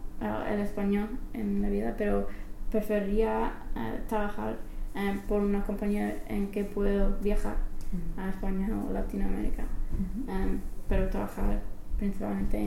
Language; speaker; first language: Spanish; non-native, fluent; English